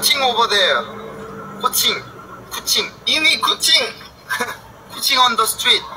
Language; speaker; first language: English; non-native, learner; Korean